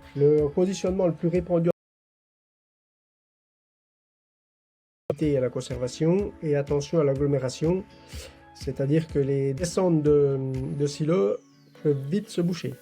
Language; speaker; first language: French; native; French